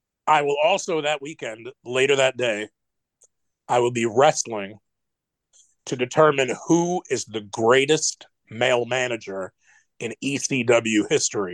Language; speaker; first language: English; native; English